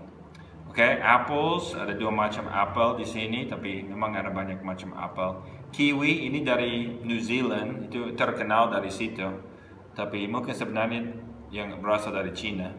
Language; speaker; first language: Indonesian; non-native, fluent; English